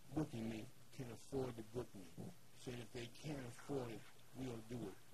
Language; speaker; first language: English; native; English